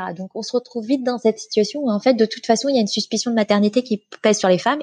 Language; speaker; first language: French; native; French